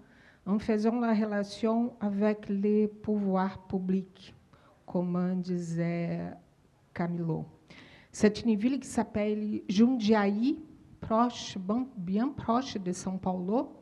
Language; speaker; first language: French; non-native, learner; Portuguese